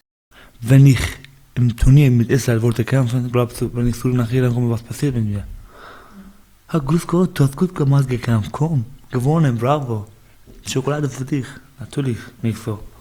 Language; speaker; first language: German; non-native, learner; Persian